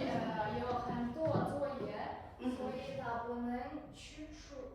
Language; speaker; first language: Chinese; non-native, learner; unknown